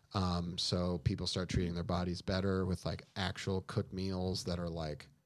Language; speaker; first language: English; native; English